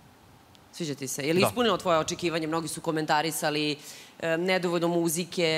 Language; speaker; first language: Serbian; native; Serbian